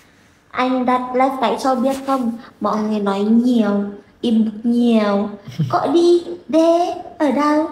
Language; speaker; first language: Vietnamese; non-native, learner; Indonesian